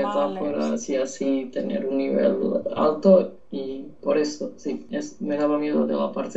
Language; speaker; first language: Spanish; non-native, fluent; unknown